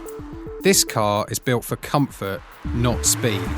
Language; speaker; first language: English; native; English